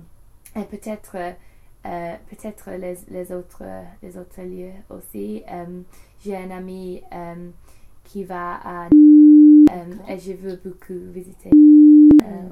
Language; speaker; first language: French; non-native, learner; English